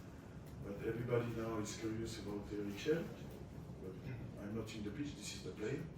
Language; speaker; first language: English; non-native, fluent; French